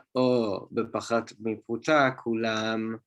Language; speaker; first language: Hebrew; non-native, fluent; English